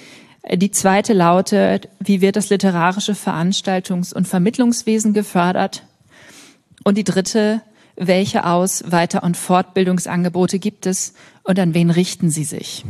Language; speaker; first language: German; native; German